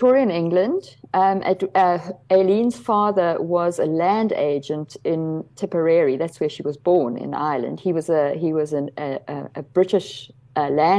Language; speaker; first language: English; native; English